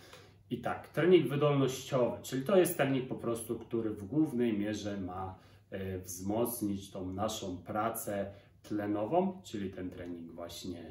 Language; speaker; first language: Polish; native; Polish